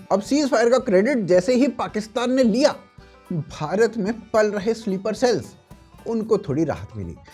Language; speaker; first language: Hindi; native; Hindi